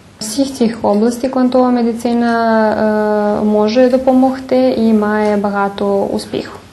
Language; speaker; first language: Ukrainian; early bilingual, heritage; Ukrainian